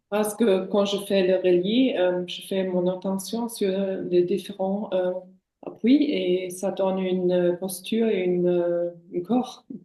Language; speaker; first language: French; non-native, fluent; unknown